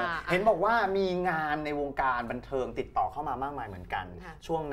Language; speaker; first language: Thai; native; Thai